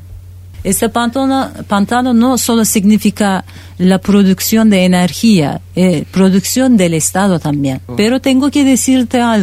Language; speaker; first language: Spanish; non-native, fluent; Turkish